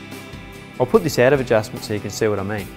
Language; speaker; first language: English; native; English